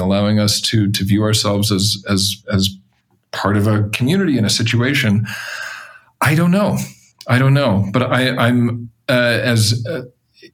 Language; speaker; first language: English; native; English